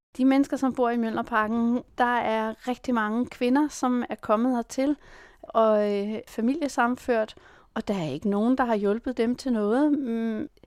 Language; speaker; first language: Danish; native; Danish